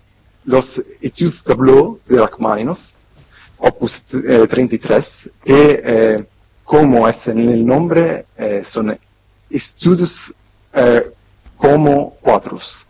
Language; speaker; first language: Spanish; non-native, fluent; Italian